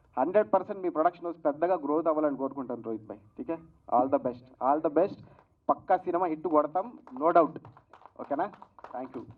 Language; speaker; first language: Telugu; native; Telugu